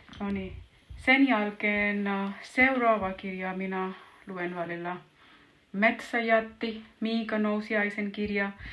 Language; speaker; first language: Finnish; non-native, learner; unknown